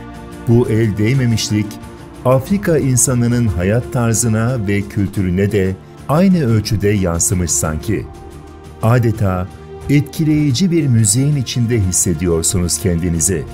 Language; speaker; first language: Turkish; native; Turkish